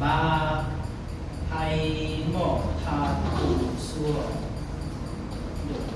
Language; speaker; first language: Vietnamese; non-native, learner; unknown